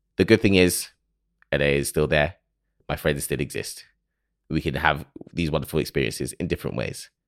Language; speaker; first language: English; native; English